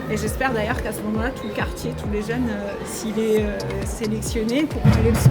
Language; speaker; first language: French; native; French